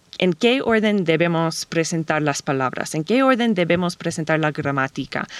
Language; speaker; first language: Spanish; non-native, fluent; English